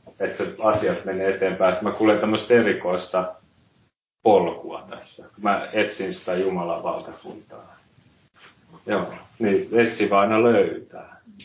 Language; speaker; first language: Finnish; native; Finnish